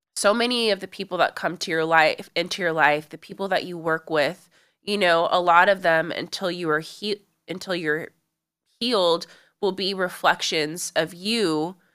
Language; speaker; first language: English; native; English